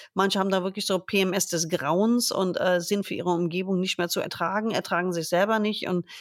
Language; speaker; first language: German; non-native, fluent; English